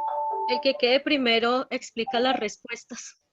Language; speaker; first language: Spanish; native; Spanish